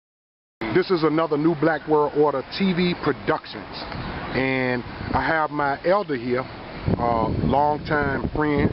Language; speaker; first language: English; native; English